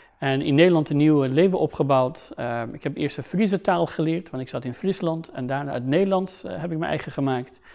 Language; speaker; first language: Dutch; non-native, fluent; Persian